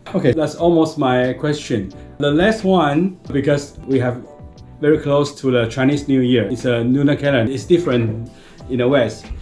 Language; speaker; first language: English; non-native, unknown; Chinese